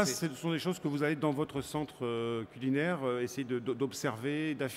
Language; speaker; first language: French; native; French